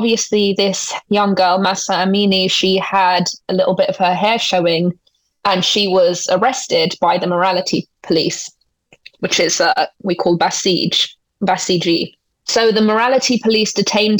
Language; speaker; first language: English; native; English